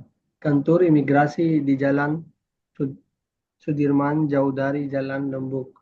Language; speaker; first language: Indonesian; non-native, learner; Urdu